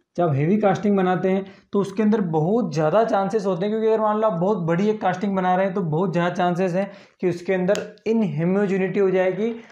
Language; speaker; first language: Hindi; native; Hindi